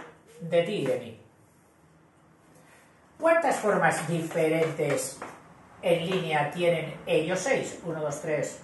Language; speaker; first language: Spanish; native; Spanish